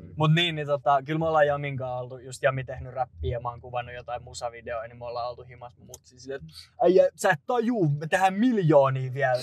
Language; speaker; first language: Finnish; native; Finnish